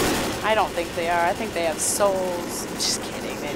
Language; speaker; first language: English; native; English